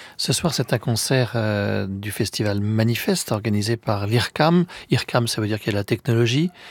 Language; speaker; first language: French; native; French